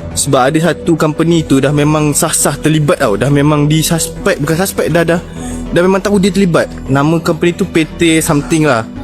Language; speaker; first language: Malay; native; Malay